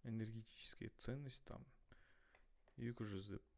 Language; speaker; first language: Russian; non-native, local second language; Kazakh